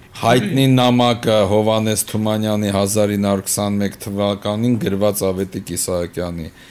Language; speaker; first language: Armenian; native; Armenian